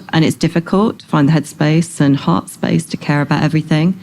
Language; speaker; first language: English; native; English